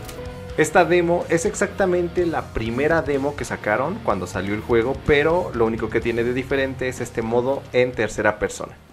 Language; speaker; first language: Spanish; native; Spanish